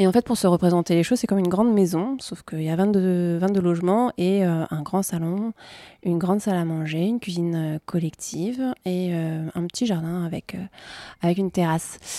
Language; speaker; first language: French; native; French